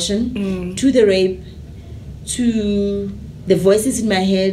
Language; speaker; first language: English; non-native, local second language; Tswana